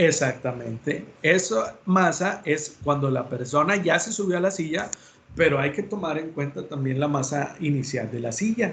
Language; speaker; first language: Spanish; native; Spanish